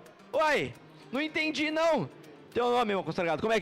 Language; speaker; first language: Portuguese; native; Portuguese